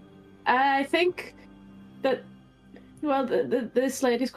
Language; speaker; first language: English; native; English